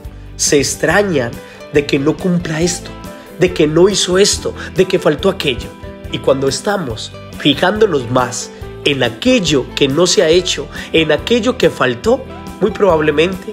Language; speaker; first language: Spanish; native; Spanish